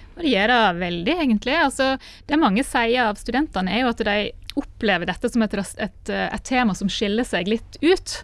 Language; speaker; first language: Norwegian; native; Norwegian